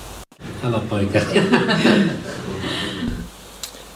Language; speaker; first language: Swedish; non-native, learner; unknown